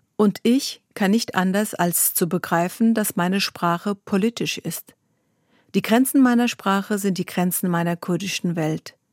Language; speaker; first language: German; early bilingual, other home language; Zaza